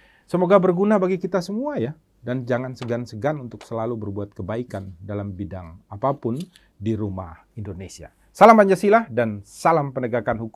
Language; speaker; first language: Indonesian; native; Indonesian